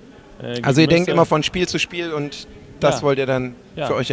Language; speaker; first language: German; native; German